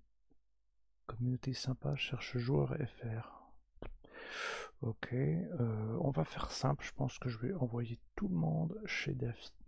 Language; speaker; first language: French; native; French